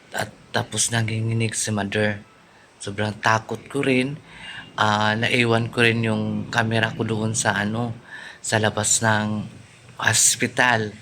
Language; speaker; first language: Filipino; non-native, local second language; Cebuano